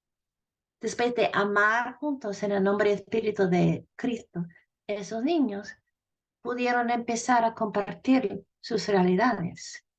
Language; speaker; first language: Spanish; non-native, fluent; English